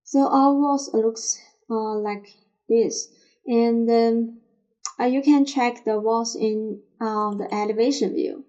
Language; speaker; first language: English; non-native, fluent; Chinese